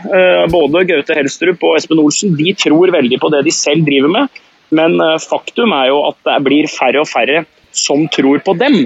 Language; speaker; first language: Norwegian; native; Norwegian